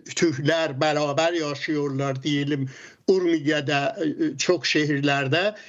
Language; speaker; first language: Turkish; non-native, learner; Azerbaijani